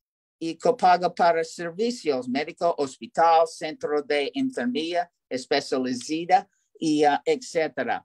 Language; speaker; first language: Spanish; non-native, learner; English